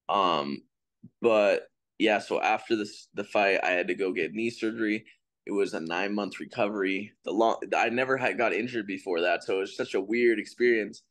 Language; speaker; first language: English; native; English